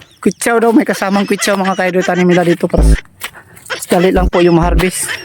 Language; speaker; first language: Filipino; non-native, local second language; Cebuano